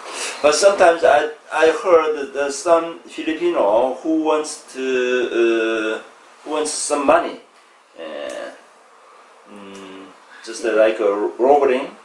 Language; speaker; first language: English; non-native, learner; Korean